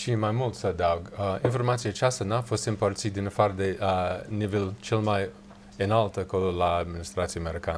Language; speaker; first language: Romanian; non-native, learner; English